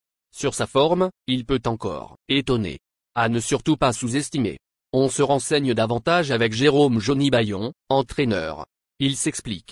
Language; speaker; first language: French; native; French